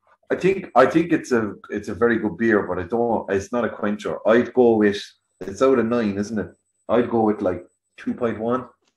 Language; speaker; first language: English; native; English